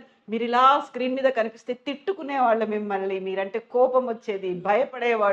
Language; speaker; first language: Telugu; native; Telugu